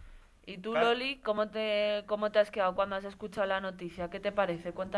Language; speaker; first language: Spanish; native; Spanish